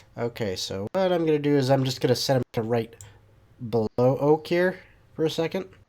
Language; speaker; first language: English; native; English